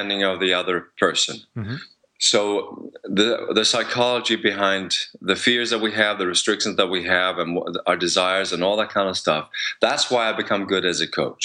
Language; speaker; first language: English; non-native, fluent; Swedish